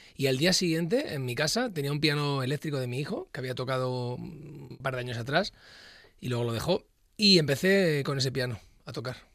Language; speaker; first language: Spanish; native; Spanish